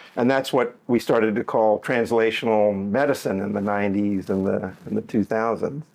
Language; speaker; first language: English; native; English